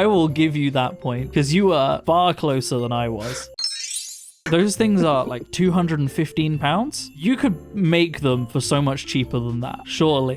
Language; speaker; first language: English; native; English